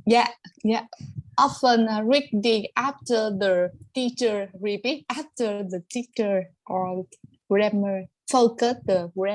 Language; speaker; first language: English; non-native, learner; Vietnamese